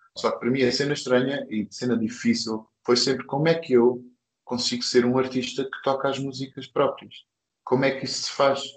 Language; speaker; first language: Portuguese; early bilingual, other home language; English